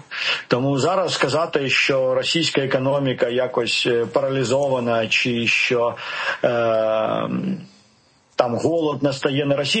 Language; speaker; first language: Ukrainian; native; Ukrainian